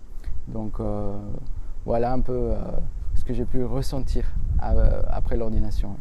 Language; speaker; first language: French; non-native, fluent; Spanish